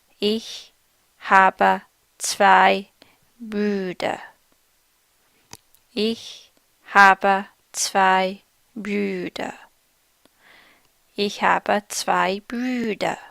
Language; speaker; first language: German; non-native, fluent; English